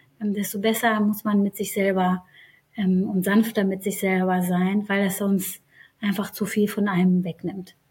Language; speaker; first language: German; early bilingual, other home language; Turkish